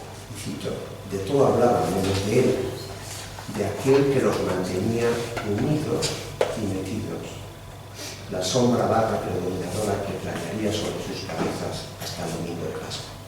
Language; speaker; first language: Spanish; native; Spanish